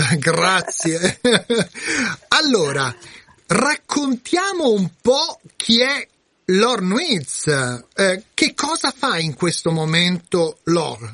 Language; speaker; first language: Italian; native; Italian